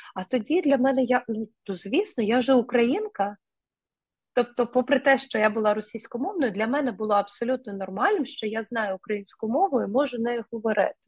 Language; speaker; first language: Ukrainian; non-native, local second language; Russian